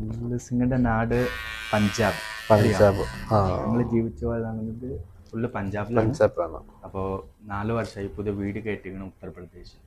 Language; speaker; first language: Malayalam; non-native, local second language; Punjabi